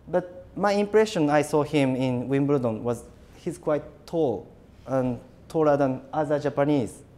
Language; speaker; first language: English; non-native, fluent; Japanese